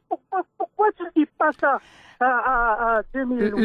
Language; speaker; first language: French; non-native, local second language; Dutch